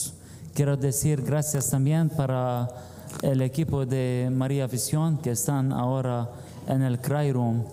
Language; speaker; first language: Spanish; non-native, fluent; Arabic